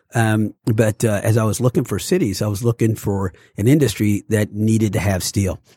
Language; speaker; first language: English; early bilingual, other home language; Spanish